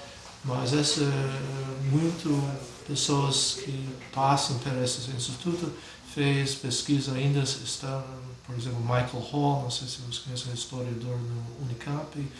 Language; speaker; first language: Portuguese; non-native, fluent; English